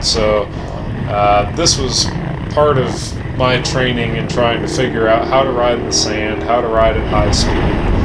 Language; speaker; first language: English; native; English